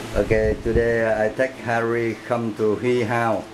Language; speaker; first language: English; non-native, learner; Vietnamese